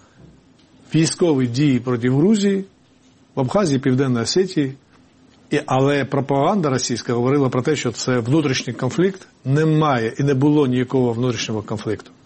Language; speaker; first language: Ukrainian; non-native, fluent; Georgian